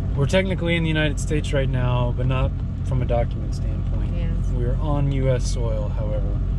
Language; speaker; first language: English; native; English